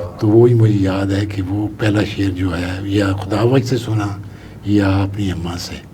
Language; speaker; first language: Urdu; non-native, local second language; Punjabi